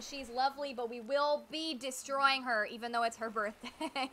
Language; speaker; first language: English; native; English